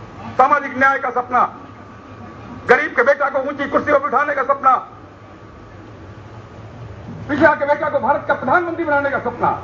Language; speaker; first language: Hindi; native; Hindi